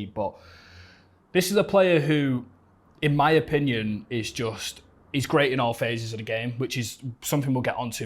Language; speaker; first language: English; native; English